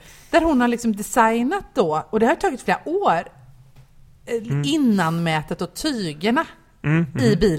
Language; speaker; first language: Swedish; native; Swedish